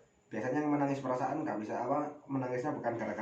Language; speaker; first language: Indonesian; native; Indonesian